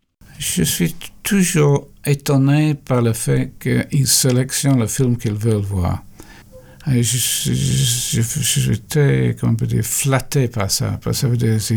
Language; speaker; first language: French; non-native, fluent; English